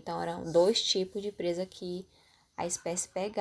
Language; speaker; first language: Portuguese; native; Portuguese